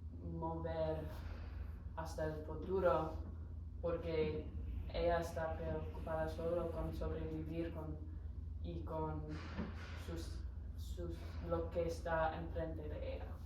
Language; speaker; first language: Spanish; non-native, learner; English